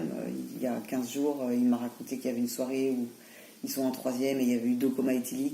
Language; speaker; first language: French; native; French